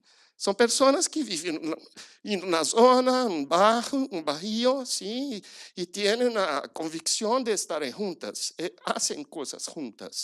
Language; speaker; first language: Spanish; non-native, learner; Portuguese